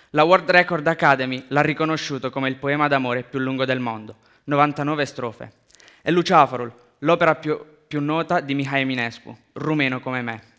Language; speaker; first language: Italian; early bilingual, other home language; Romanian